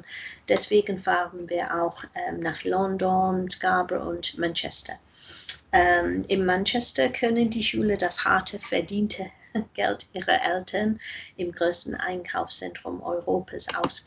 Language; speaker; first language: German; non-native, fluent; English